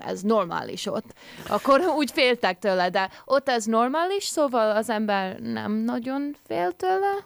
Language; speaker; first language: Hungarian; early bilingual, heritage; English